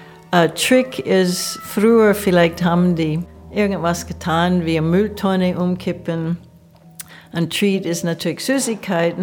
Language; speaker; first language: German; non-native, fluent; English